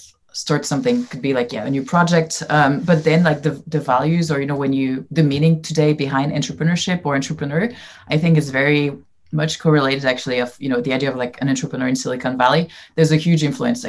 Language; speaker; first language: English; non-native, fluent; French